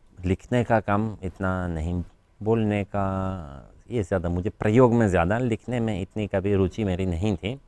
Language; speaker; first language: Hindi; non-native, fluent; Polish